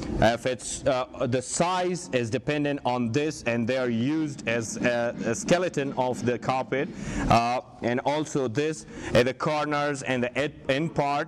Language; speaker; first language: English; non-native, fluent; Persian